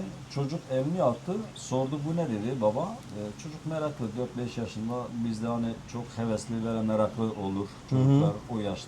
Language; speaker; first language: Turkish; native; Turkish